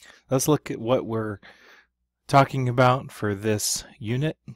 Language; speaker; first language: English; native; English